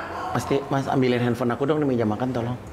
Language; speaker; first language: Indonesian; native; Indonesian